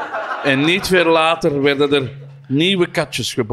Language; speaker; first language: Dutch; native; Dutch